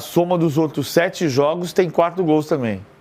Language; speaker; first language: Portuguese; native; Portuguese